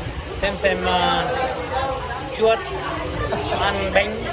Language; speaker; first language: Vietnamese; non-native, learner; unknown